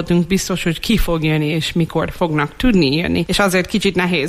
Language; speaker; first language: Hungarian; non-native, fluent; English